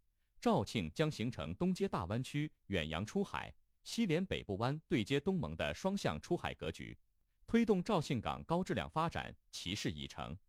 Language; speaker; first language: Chinese; native; Chinese